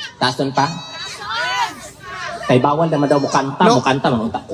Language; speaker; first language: English; non-native, local second language; Cebuano